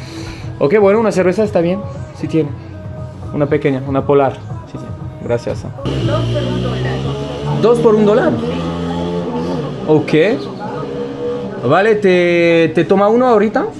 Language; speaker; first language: Spanish; non-native, learner; French